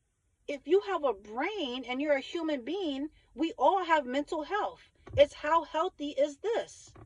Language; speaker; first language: English; native; English